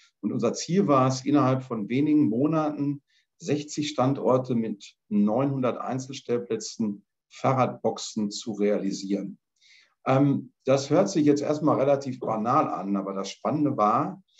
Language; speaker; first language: German; native; German